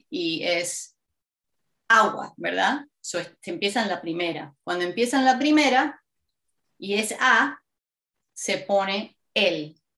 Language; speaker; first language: Spanish; native; Spanish